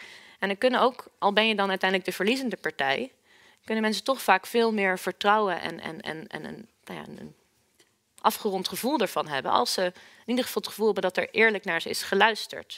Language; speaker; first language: Dutch; native; Dutch